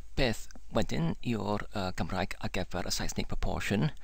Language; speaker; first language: Welsh; non-native, learner; English